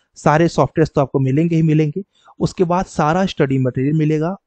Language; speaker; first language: Hindi; native; Hindi